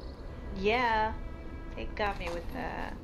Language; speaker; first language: English; native; English